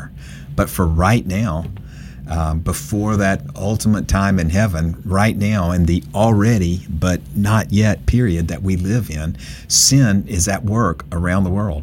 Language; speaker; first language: English; native; English